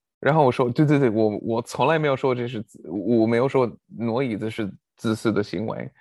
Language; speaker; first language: Chinese; non-native, fluent; English